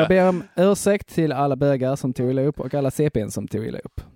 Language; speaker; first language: Swedish; native; Swedish